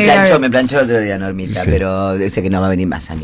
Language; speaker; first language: Spanish; native; Spanish